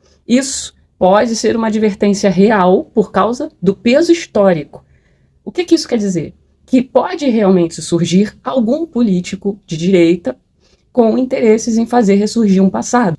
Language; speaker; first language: Portuguese; native; Portuguese